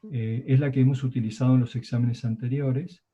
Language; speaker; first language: Spanish; native; Spanish